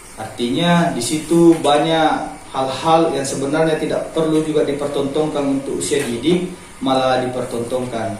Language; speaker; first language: Indonesian; native; Indonesian